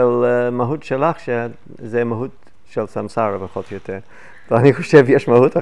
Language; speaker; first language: Hebrew; non-native, fluent; English